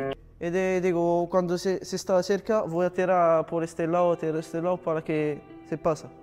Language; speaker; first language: Spanish; non-native, learner; Arabic